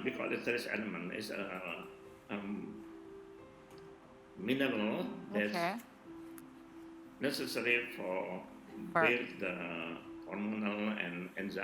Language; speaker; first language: English; non-native, learner; Indonesian